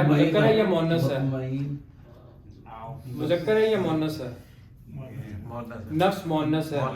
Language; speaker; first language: Urdu; native; Urdu